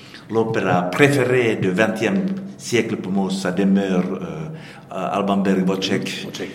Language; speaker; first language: French; non-native, fluent; Finnish